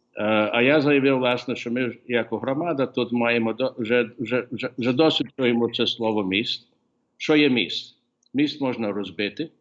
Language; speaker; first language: Ukrainian; early bilingual, heritage; Ukrainian